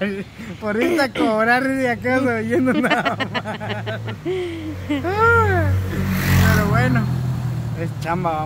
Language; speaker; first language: Spanish; native; Spanish